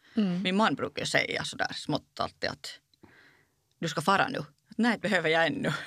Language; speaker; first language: Swedish; native; Swedish